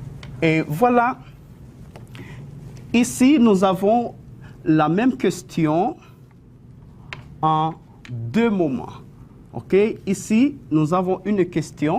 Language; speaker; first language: French; non-native, fluent; Spanish